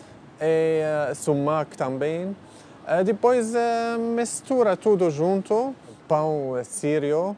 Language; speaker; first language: Portuguese; non-native, learner; Arabic